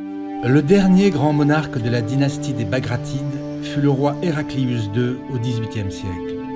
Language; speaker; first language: French; native; French